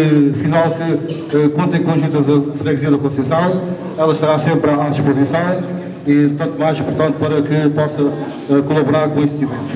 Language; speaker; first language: Portuguese; native; Portuguese